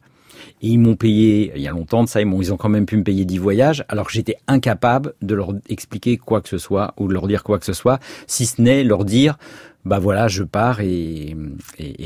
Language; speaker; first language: French; native; French